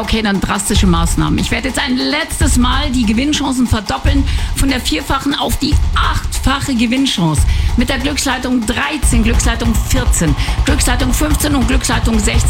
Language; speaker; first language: German; native; German